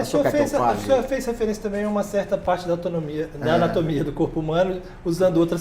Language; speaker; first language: Portuguese; native; Portuguese